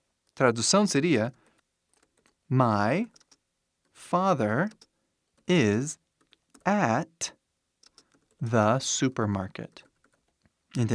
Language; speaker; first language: Portuguese; non-native, fluent; English